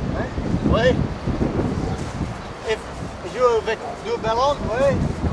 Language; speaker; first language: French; non-native, learner; English